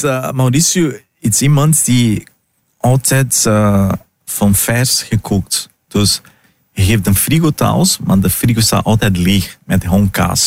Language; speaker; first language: Dutch; non-native, learner; Portuguese